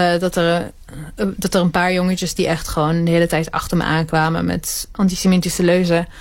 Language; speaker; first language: Dutch; early bilingual, other home language; Hebrew